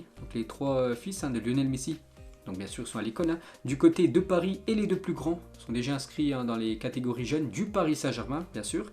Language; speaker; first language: French; native; French